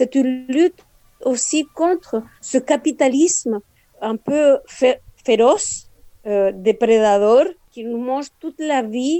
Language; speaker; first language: French; non-native, fluent; Spanish